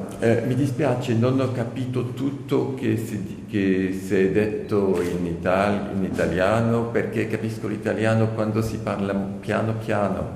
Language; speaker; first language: Italian; non-native, learner; French